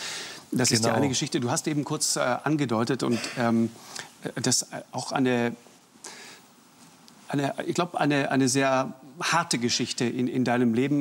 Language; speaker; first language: German; native; German